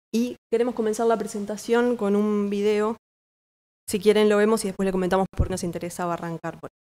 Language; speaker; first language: Spanish; native; Spanish